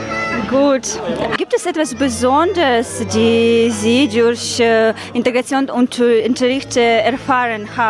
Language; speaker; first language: German; non-native, learner; Ukrainian